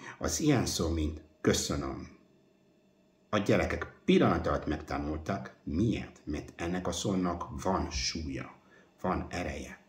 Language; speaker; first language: Hungarian; non-native, fluent; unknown